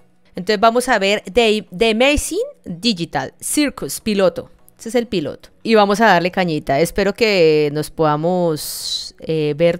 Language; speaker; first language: Spanish; native; Spanish